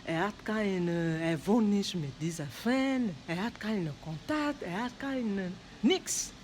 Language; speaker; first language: German; non-native, learner; French